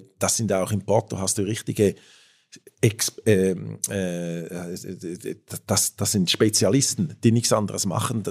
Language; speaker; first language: German; native; German